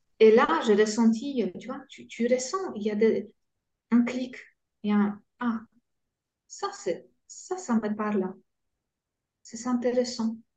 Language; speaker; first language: French; non-native, fluent; Polish